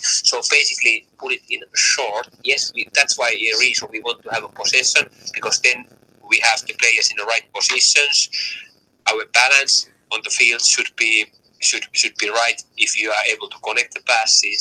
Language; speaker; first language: English; non-native, fluent; Finnish